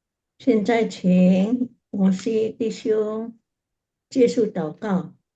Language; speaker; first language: Chinese; non-native, learner; Indonesian